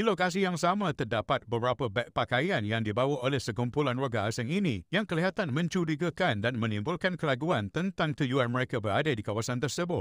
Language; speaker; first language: Malay; native; Malay